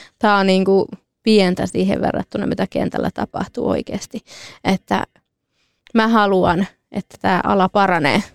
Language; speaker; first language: Finnish; early bilingual, other home language; Kurdish